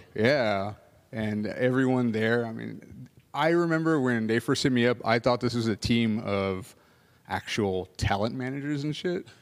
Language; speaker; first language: English; native; English